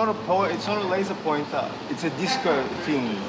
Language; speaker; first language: English; native; English